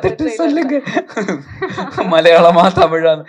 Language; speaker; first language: Tamil; non-native, local second language; Malayalam